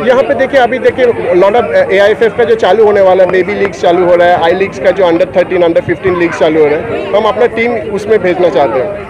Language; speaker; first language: Hindi; non-native, local second language; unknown